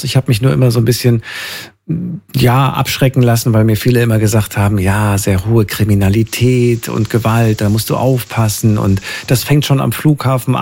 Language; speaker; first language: German; native; German